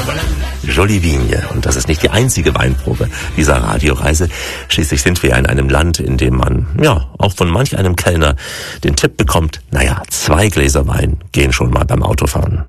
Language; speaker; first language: German; native; German